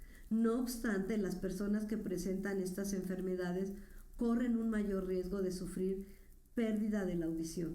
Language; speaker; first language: Spanish; native; Spanish